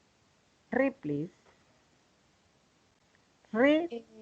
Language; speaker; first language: English; non-native, learner; Spanish